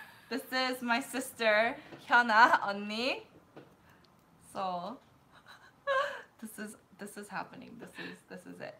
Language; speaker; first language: English; early bilingual, other home language; Korean